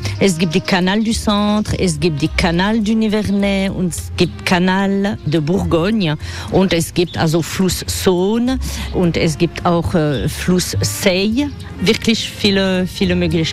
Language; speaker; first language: German; non-native, fluent; French